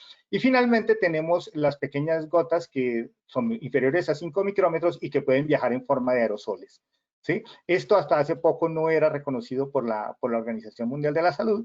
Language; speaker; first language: Spanish; native; Spanish